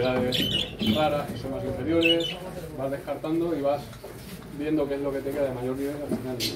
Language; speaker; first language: Spanish; native; Spanish